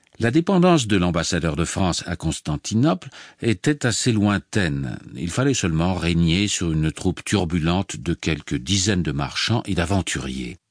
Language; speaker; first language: French; native; French